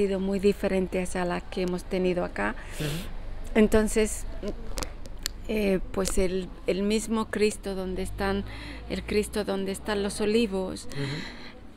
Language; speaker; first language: Spanish; early bilingual, heritage; Spanish